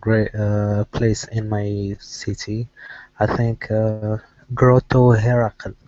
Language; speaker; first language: English; non-native, learner; Arabic